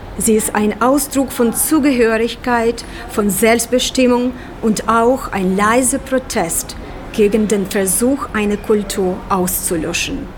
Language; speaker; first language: German; non-native, fluent; Ukrainian